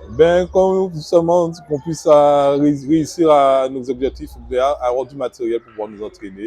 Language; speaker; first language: French; native; French